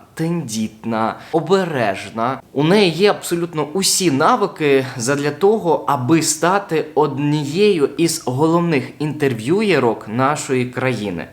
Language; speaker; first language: Ukrainian; non-native, local second language; Russian